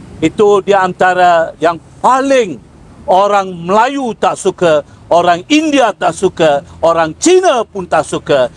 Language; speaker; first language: Malay; non-native, local second language; Tamil